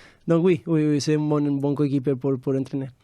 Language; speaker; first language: French; non-native, fluent; Spanish